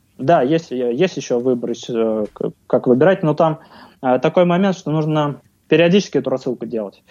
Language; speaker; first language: Russian; native; Russian